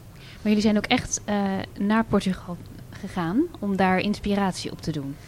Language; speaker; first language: Dutch; native; Dutch